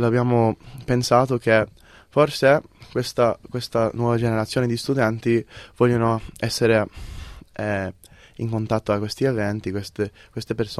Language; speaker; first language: Italian; early bilingual, heritage; English